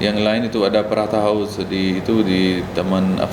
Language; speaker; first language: Indonesian; non-native, learner; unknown